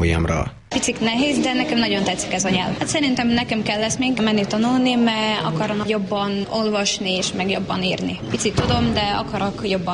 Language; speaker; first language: Hungarian; non-native, learner; Ukrainian